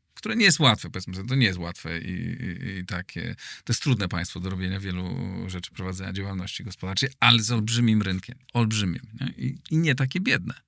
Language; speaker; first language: Polish; native; Polish